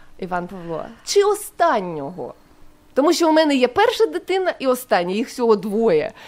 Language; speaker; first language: Ukrainian; non-native, local second language; Russian